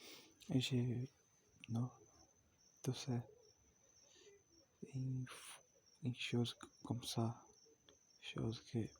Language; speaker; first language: French; non-native, learner; Portuguese